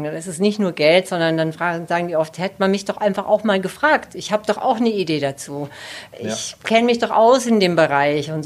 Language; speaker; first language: German; native; German